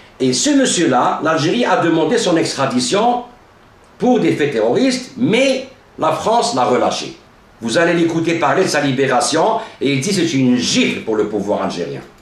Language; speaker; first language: French; non-native, local second language; Arabic